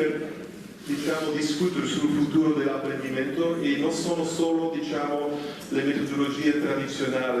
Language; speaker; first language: Italian; non-native, fluent; Dutch